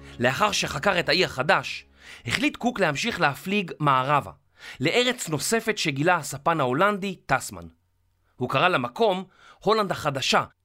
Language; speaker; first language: Hebrew; native; Hebrew